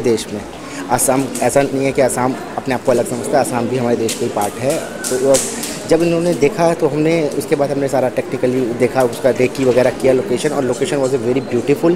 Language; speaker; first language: Hindi; native; Hindi